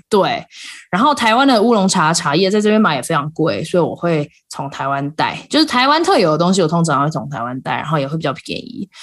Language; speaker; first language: Chinese; native; Chinese